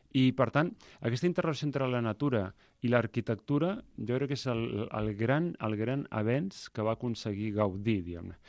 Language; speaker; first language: Catalan; native; Catalan